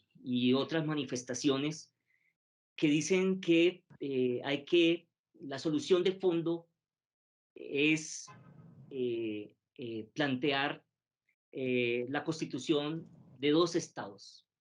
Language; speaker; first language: Spanish; native; Spanish